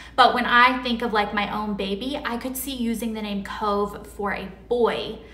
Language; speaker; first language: English; native; English